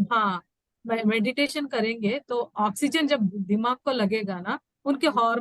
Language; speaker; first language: Hindi; native; Hindi